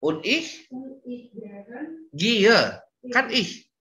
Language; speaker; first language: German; non-native, learner; Indonesian